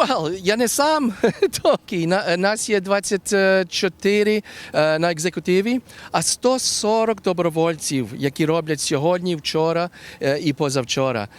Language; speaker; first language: Ukrainian; early bilingual, heritage; Ukrainian